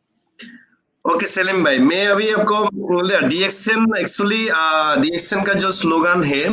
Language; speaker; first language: Hindi; non-native, fluent; Bangla